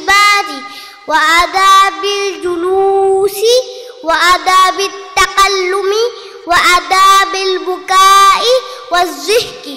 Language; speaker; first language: Arabic; non-native, learner; Bangla